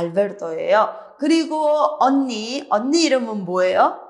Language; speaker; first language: Korean; non-native, fluent; Spanish